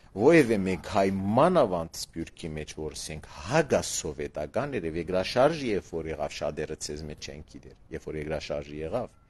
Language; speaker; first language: Armenian; early bilingual, heritage; Armenian